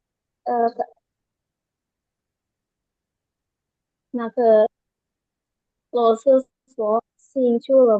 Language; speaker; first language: Chinese; non-native, learner; Indonesian